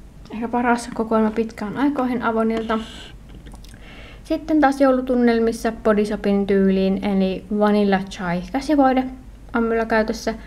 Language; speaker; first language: Finnish; native; Finnish